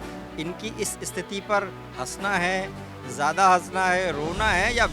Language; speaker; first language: Hindi; native; Hindi